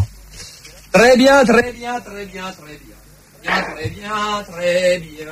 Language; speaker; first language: French; native; French